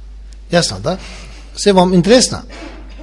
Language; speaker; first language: Russian; non-native, learner; Tibetan